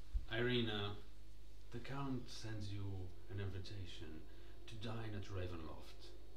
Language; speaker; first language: English; non-native, fluent; Portuguese